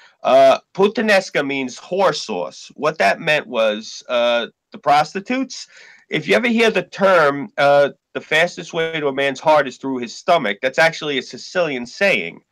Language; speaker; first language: English; native; English